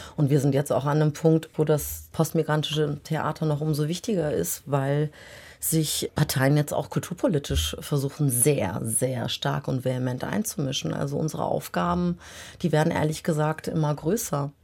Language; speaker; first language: German; native; German